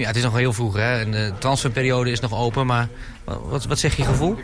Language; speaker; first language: Dutch; native; Dutch